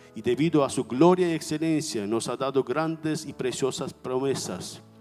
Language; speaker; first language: Spanish; non-native, fluent; Armenian